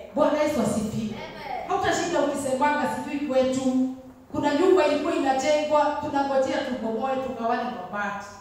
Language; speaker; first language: Swahili; non-native, local second language; Kikuyu